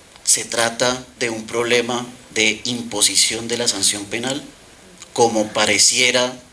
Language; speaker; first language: Spanish; native; Spanish